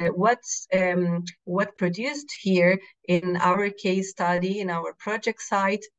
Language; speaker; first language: English; non-native, fluent; Italian